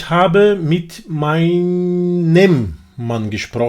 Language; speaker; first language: German; non-native, fluent; Portuguese